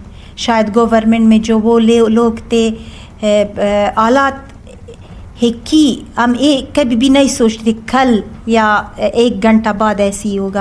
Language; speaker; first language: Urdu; non-native, learner; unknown